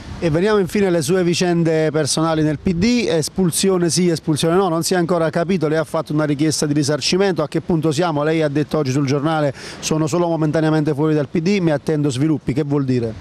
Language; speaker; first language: Italian; native; Italian